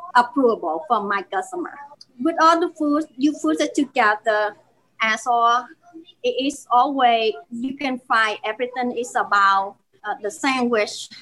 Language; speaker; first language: English; non-native, learner; Vietnamese